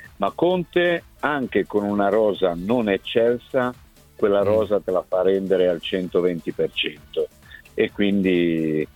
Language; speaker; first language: Italian; native; Italian